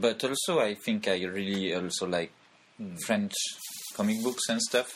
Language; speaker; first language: English; non-native, fluent; French